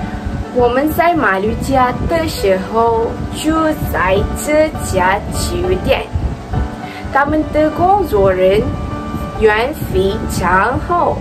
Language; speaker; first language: Chinese; non-native, learner; Malay